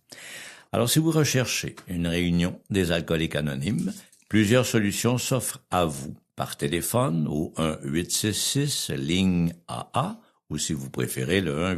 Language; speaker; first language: French; native; French